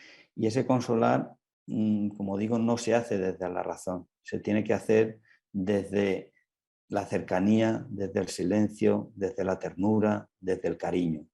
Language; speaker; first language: Spanish; native; Spanish